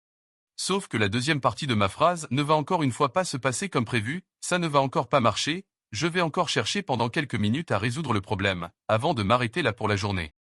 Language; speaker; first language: French; native; French